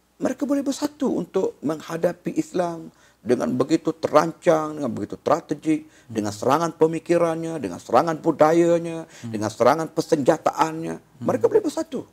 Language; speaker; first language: Malay; native; Malay